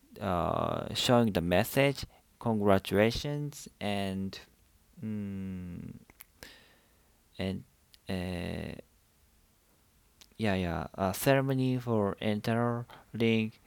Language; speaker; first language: English; non-native, learner; Japanese